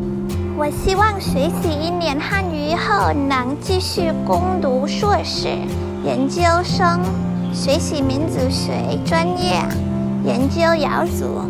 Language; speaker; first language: Chinese; non-native, learner; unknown